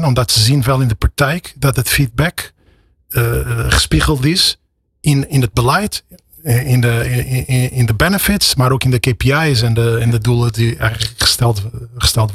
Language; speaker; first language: Dutch; non-native, fluent; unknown